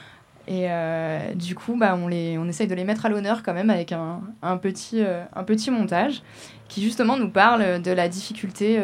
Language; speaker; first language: French; native; French